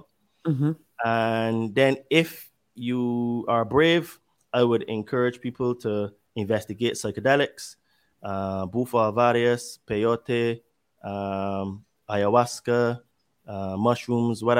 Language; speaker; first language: English; native; English